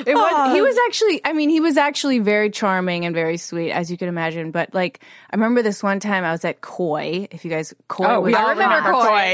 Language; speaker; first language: English; native; English